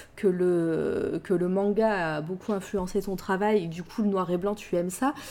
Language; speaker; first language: French; native; French